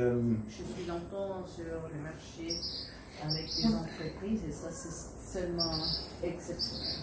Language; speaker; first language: French; non-native, learner; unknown